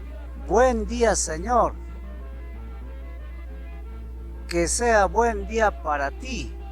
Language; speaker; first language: Spanish; non-native, local second language; Quechua